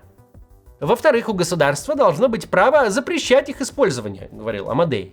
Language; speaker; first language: Russian; native; Russian